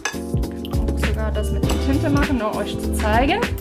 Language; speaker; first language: German; non-native, fluent; English